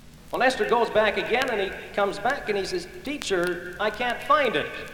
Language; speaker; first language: English; early bilingual, other home language; Ukrainian